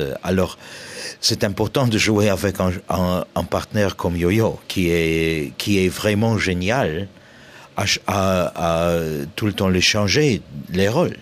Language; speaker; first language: French; non-native, fluent; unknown